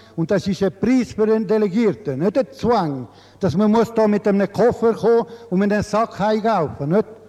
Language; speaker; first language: German; non-native, local second language; Italian